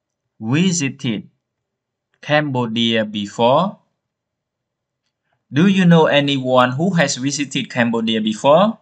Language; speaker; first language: English; non-native, learner; Khmer